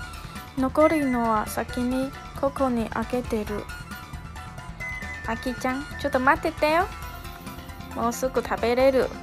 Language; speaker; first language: Japanese; non-native, fluent; Chinese